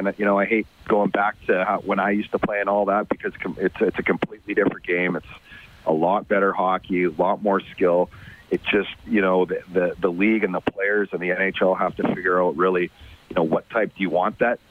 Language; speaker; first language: English; native; English